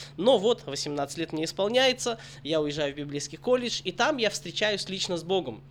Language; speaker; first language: Russian; native; Russian